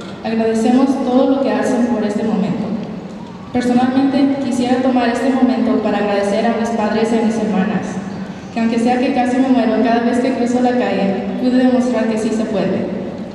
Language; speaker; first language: Spanish; early bilingual, heritage; Spanish